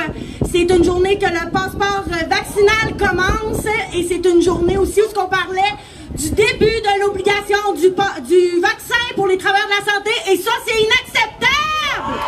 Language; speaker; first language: French; native; French